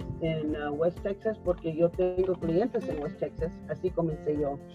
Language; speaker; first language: Spanish; early bilingual, heritage; Spanish